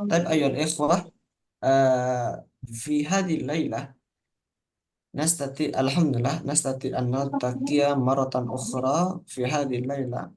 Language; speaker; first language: Arabic; non-native, fluent; Indonesian